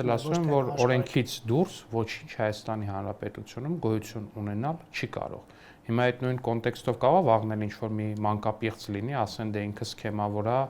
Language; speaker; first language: Armenian; native; Armenian